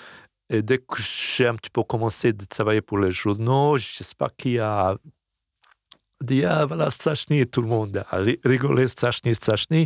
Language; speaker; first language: French; non-native, fluent; Bosnian